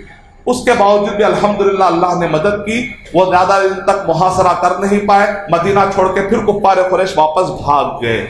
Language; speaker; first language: Urdu; native; Urdu